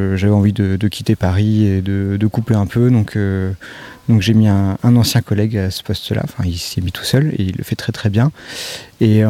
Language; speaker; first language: French; native; French